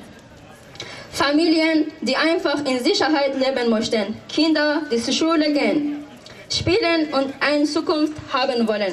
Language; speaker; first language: German; non-native, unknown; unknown